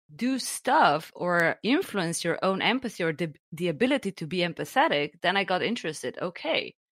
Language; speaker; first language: English; non-native, fluent; Slovenian